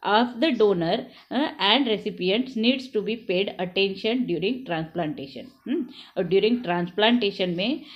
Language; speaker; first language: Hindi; non-native, local second language; Marathi